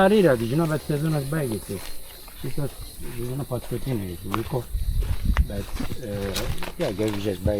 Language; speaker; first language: Lithuanian; non-native, learner; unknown